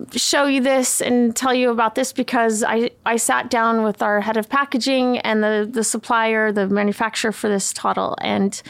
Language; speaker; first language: English; early bilingual, other home language; Swedish